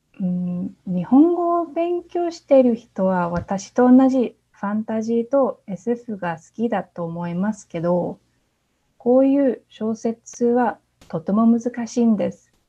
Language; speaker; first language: Japanese; non-native, fluent; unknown